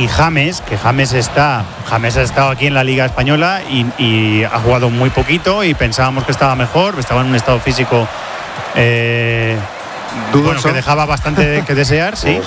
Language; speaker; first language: Spanish; native; Spanish